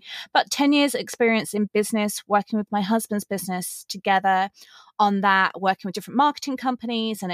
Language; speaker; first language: English; native; English